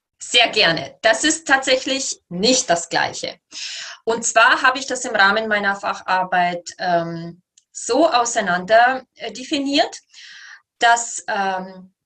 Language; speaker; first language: German; native; German